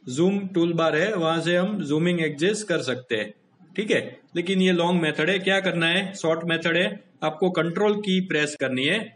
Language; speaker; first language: Hindi; non-native, local second language; Gujarati